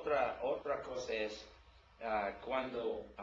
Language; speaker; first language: Spanish; non-native, learner; English